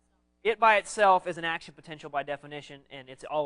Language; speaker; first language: English; native; English